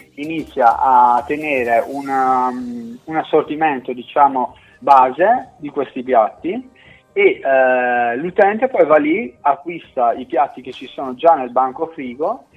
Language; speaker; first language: Italian; native; Italian